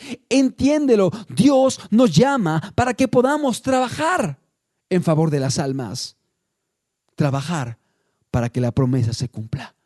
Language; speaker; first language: Spanish; native; Spanish